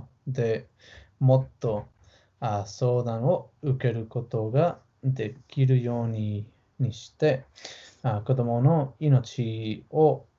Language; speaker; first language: Japanese; non-native, learner; English